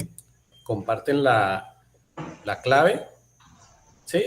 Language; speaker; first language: Spanish; native; Spanish